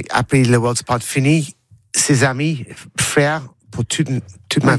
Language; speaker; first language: French; non-native, learner; English